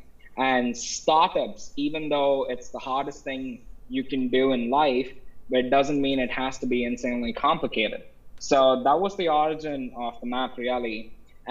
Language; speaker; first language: English; non-native, local second language; Tamil